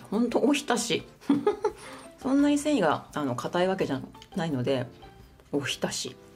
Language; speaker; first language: Japanese; native; Japanese